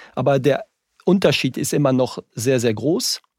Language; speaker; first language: German; non-native, fluent; French